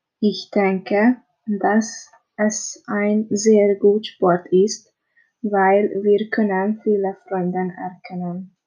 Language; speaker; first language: German; non-native, learner; Hungarian